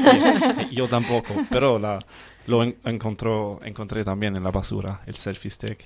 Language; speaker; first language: Spanish; non-native, fluent; Danish